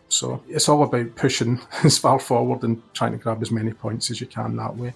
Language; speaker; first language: English; native; English